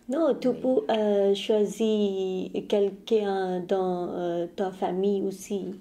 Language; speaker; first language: French; non-native, learner; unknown